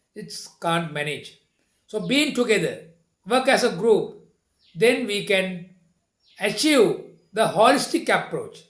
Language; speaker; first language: English; non-native, local second language; Sinhala